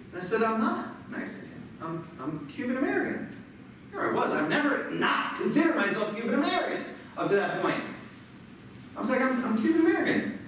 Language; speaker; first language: English; early bilingual, other home language; Spanish